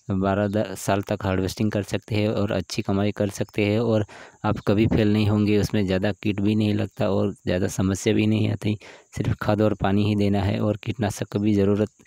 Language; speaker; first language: Hindi; non-native, local second language; Gujarati